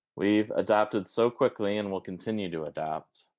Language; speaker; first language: English; native; English